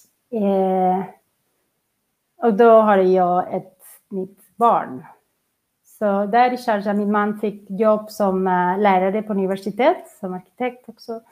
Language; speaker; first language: Swedish; non-native, fluent; Catalan